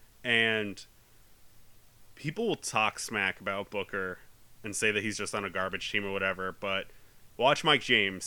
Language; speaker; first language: English; native; English